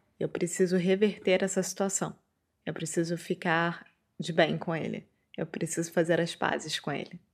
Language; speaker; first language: Portuguese; native; Portuguese